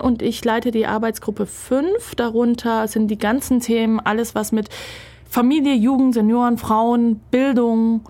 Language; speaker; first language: German; early bilingual, other home language; Turkish